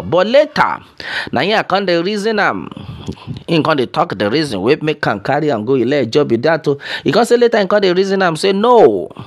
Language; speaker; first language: Nigerian Pidgin; non-native, local second language; Yoruba